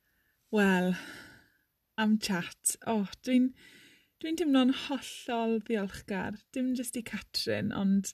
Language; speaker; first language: Welsh; non-native, local second language; English